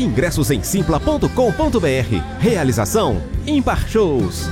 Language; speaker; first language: Portuguese; native; Portuguese